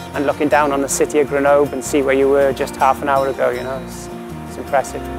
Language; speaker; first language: English; native; English